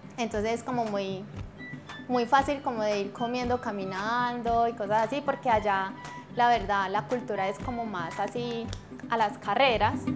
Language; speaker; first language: Spanish; early bilingual, heritage; Japanese